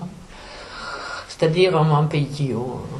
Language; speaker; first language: French; non-native, fluent; Czech